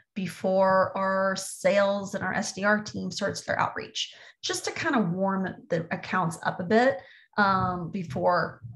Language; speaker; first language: English; native; English